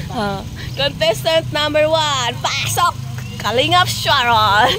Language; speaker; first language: Filipino; non-native, local second language; Cebuano